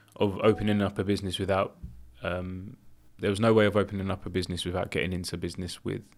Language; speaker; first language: English; early bilingual, other home language; Greek